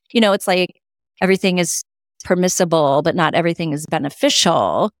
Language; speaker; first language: English; native; English